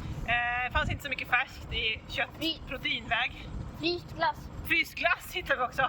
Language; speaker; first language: Swedish; native; Swedish